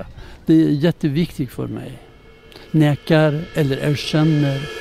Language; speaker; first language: Swedish; non-native, learner; Persian